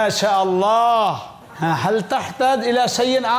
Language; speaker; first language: Arabic; non-native, fluent; Bangla